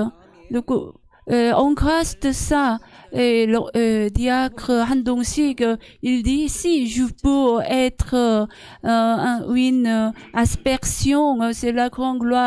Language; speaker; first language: French; non-native, learner; Korean